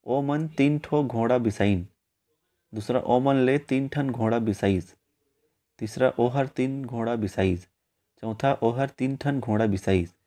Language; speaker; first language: Hindi; native; Hindi